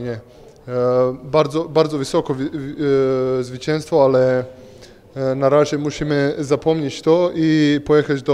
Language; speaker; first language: Polish; non-native, fluent; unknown